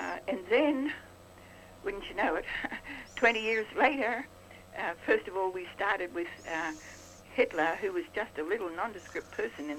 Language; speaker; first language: English; native; English